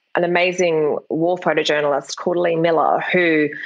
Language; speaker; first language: English; native; English